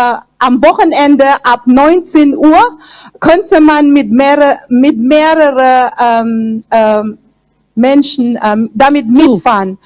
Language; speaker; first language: German; non-native, fluent; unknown